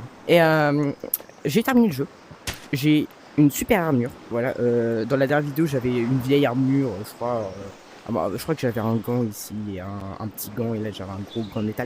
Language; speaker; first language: French; native; French